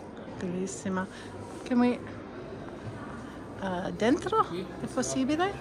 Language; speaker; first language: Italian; non-native, learner; English